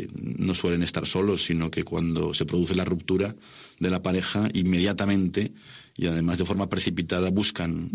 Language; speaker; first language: Spanish; native; Spanish